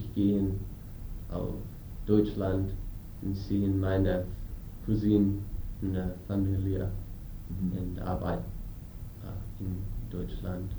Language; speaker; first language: German; non-native, learner; English